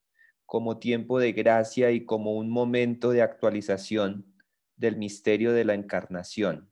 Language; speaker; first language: Spanish; native; Spanish